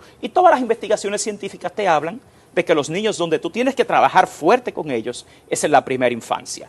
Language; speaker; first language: Spanish; native; Spanish